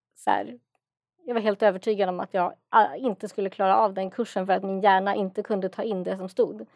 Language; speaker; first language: Swedish; native; Swedish